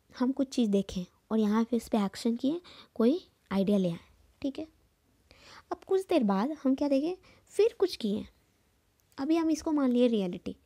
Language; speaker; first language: Hindi; native; Hindi